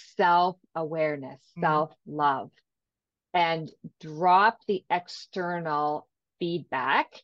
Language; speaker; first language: English; native; English